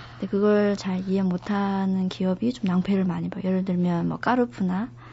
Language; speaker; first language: Korean; non-native, fluent; Chinese